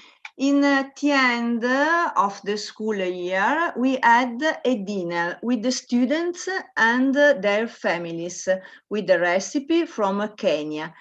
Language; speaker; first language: English; non-native, learner; Italian